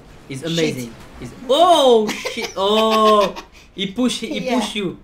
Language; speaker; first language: English; non-native, learner; French